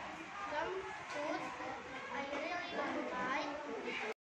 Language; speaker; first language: English; non-native, learner; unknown